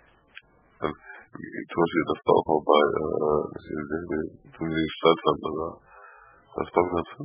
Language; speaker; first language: German; native; German